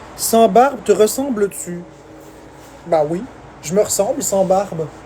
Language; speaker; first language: French; native; French